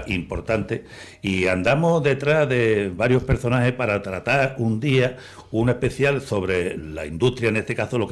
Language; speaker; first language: Spanish; native; Spanish